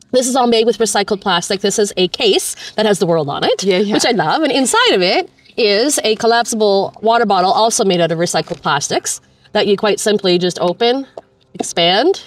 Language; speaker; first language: English; native; English